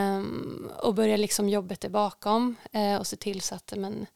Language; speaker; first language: Swedish; native; Swedish